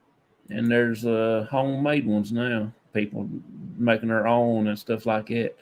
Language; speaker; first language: English; native; English